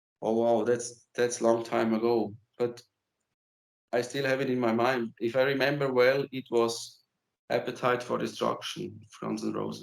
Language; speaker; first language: English; non-native, fluent; German